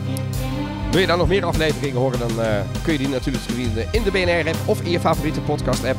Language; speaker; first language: Dutch; native; Dutch